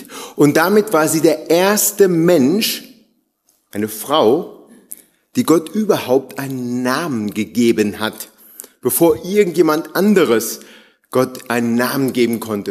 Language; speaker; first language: German; native; German